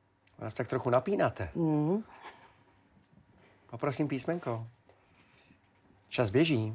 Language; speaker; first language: Czech; native; Czech